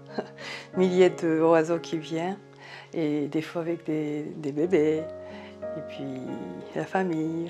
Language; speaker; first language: French; non-native, fluent; Japanese